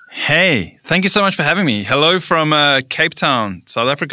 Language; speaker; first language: English; native; English